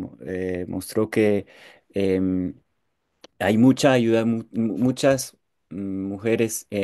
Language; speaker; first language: Spanish; non-native, fluent; French